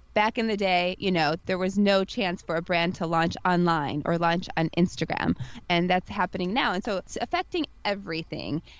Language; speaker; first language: English; native; English